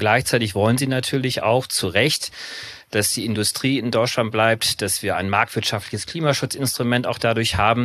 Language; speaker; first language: German; native; German